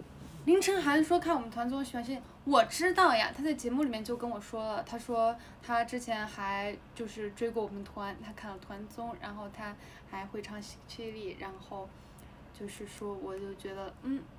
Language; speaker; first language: Chinese; native; Chinese